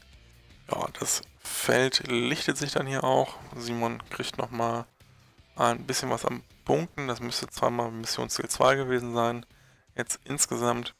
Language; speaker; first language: German; native; German